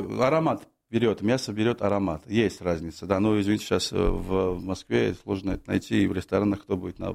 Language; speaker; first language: Russian; non-native, fluent; Georgian